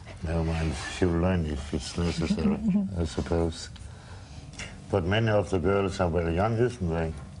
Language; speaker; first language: English; non-native, learner; Danish